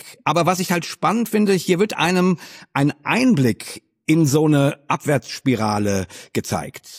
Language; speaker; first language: German; native; German